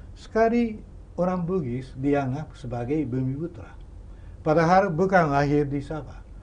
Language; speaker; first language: Indonesian; non-native, fluent; Japanese